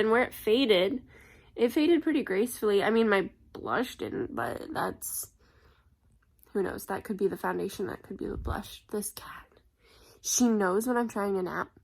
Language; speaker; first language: English; native; English